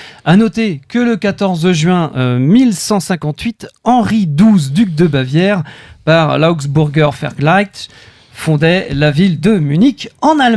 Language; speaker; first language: French; native; French